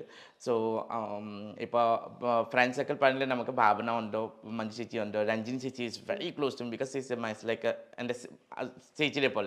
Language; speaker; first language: Malayalam; non-native, learner; Assamese